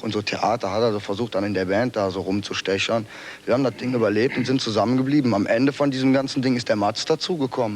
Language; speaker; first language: German; native; German